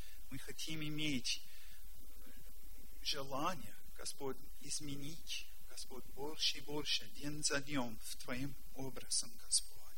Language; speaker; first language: Russian; non-native, learner; English